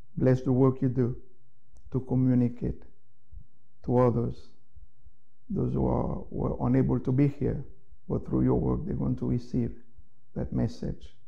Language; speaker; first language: English; non-native, fluent; Haitian Creole